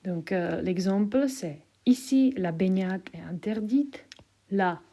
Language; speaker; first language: French; non-native, fluent; Czech